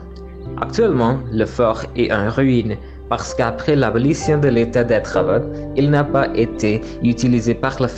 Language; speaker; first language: French; non-native, learner; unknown